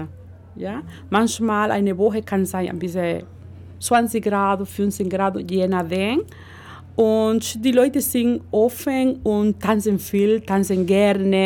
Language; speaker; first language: German; non-native, learner; Spanish